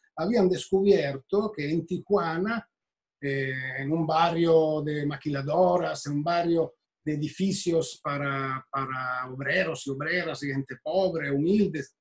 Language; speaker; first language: Spanish; non-native, fluent; Italian